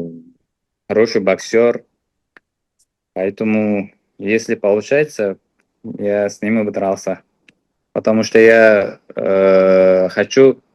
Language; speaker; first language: Russian; non-native, fluent; Uzbek